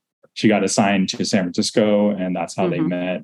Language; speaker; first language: English; native; English